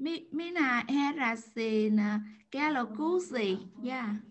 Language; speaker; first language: Finnish; non-native, learner; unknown